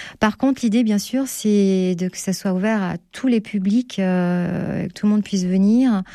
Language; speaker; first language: French; native; French